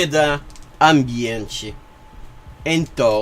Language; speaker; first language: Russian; non-native, learner; English